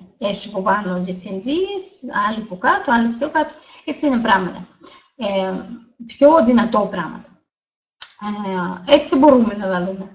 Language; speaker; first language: Greek; non-native, learner; Russian